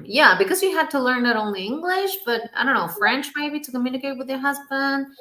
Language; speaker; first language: English; non-native, fluent; Spanish